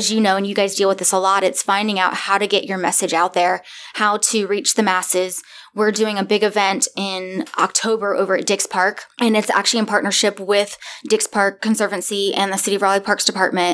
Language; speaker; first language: English; native; English